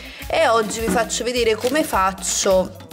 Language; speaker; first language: Italian; native; Italian